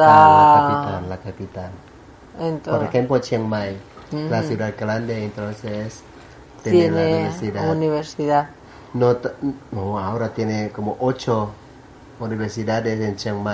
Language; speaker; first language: Spanish; non-native, learner; Thai